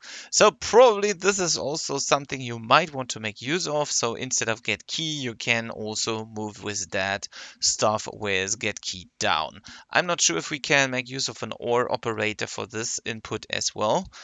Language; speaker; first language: English; non-native, fluent; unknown